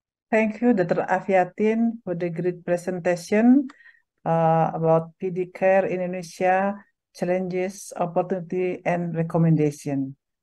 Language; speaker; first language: English; non-native, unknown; Indonesian